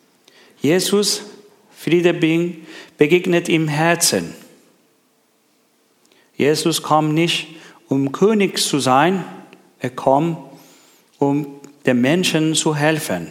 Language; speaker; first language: German; non-native, learner; Persian